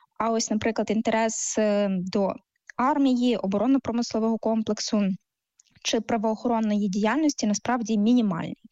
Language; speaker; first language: Ukrainian; native; Ukrainian